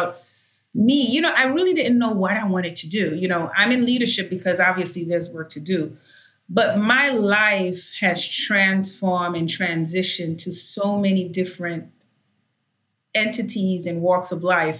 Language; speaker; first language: English; early bilingual, other home language; Haitian Creole